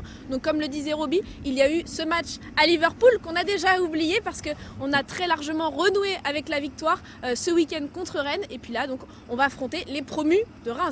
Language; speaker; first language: French; native; French